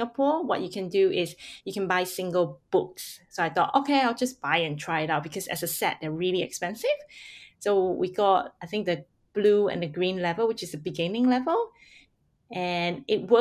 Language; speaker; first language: English; non-native, local second language; Hakka Chinese